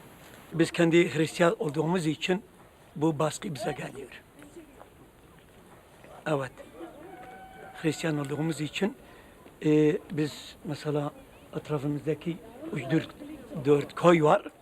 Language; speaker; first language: Turkish; non-native, local second language; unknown